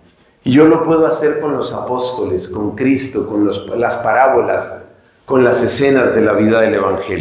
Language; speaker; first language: Spanish; native; Spanish